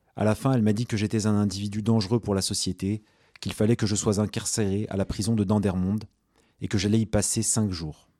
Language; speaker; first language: French; early bilingual, other home language; Arabic